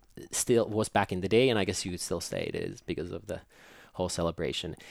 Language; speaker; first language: English; non-native, fluent; Finnish